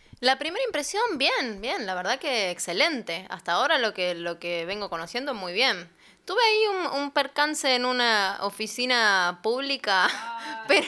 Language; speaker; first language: Spanish; native; Spanish